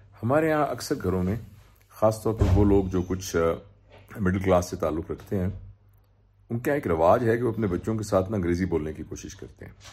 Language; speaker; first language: Urdu; non-native, local second language; Punjabi